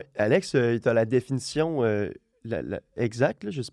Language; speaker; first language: French; native; French